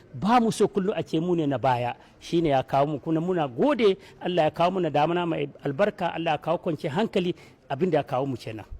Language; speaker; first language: Hausa; native; Hausa